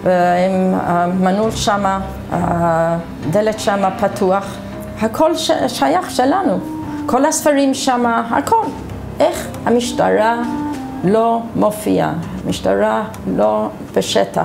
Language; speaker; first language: Hebrew; non-native, fluent; English